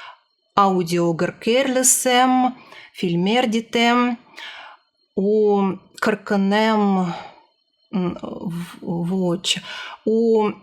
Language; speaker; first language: Armenian; non-native, learner; Russian